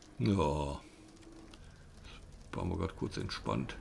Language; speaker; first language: German; native; German